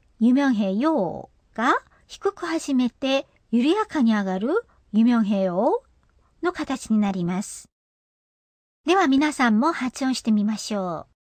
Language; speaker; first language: Japanese; non-native, fluent; Korean